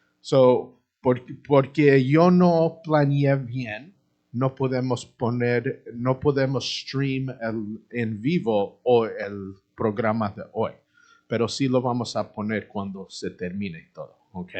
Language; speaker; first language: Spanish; early bilingual, heritage; Spanish